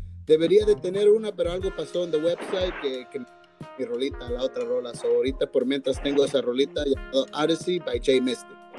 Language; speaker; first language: Spanish; native; Spanish